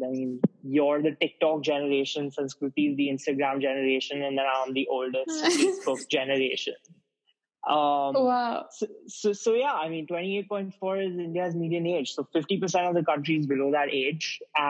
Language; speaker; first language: English; non-native, local second language; Hindi